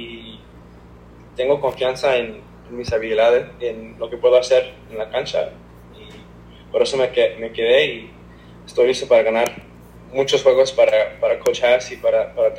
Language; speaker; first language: Spanish; early bilingual, heritage; Spanish